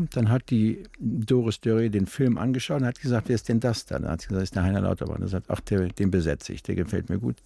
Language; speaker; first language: German; native; German